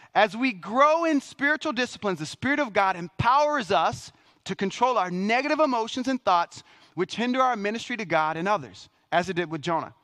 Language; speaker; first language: English; native; English